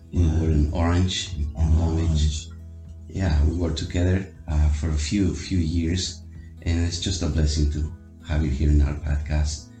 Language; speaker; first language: English; non-native, fluent; Spanish